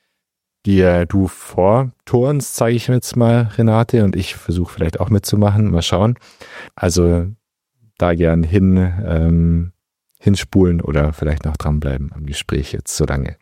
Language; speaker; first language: German; native; German